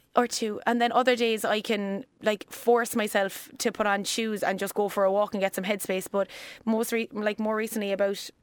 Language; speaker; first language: English; native; English